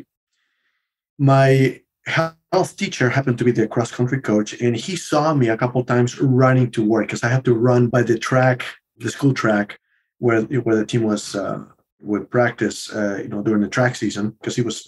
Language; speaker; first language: English; non-native, fluent; Spanish